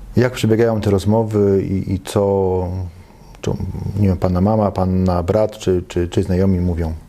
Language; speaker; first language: Polish; native; Polish